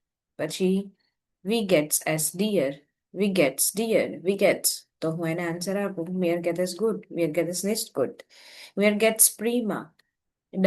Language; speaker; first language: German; non-native, fluent; Gujarati